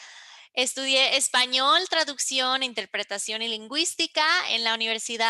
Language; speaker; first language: Spanish; early bilingual, heritage; English